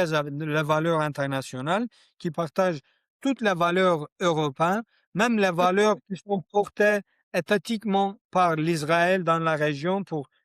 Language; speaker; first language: French; non-native, learner; Kurdish